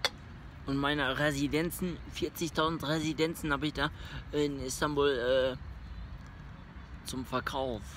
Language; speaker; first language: German; early bilingual, other home language; Turkish